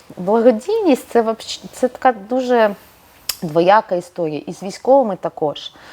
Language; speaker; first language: Ukrainian; non-native, local second language; Russian